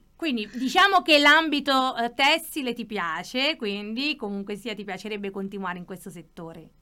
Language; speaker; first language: Italian; native; Italian